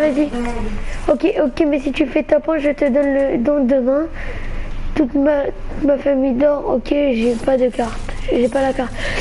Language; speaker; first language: French; native; French